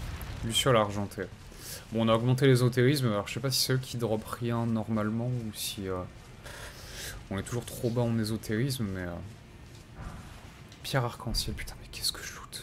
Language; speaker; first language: French; native; French